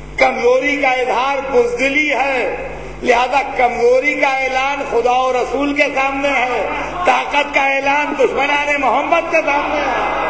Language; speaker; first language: Urdu; native; Urdu